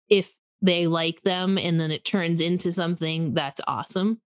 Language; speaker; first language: English; native; English